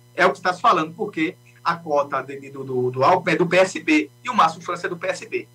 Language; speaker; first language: Portuguese; native; Portuguese